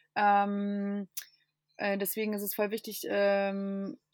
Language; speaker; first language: German; non-native, fluent; English